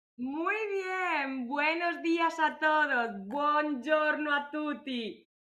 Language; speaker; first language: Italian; non-native, fluent; Spanish